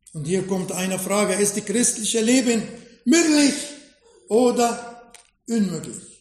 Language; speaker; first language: German; non-native, fluent; Arabic